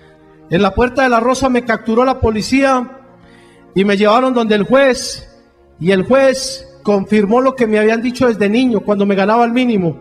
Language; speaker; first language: Spanish; native; Spanish